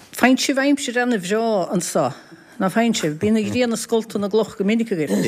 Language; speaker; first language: Irish; native; Irish